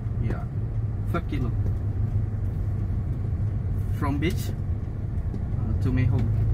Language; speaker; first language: English; non-native, learner; Indonesian